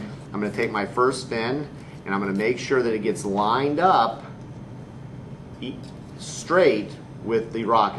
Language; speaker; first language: English; native; English